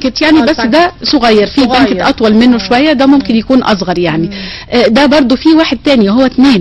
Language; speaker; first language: Arabic; native; Arabic